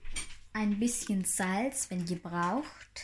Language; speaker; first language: German; non-native, learner; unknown